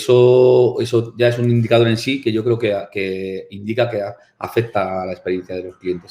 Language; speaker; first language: Spanish; native; Spanish